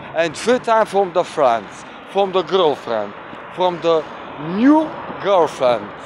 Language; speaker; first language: English; non-native, learner; Bulgarian